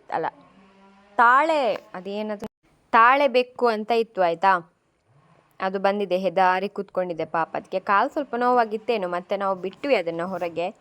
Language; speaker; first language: Kannada; non-native, local second language; Tulu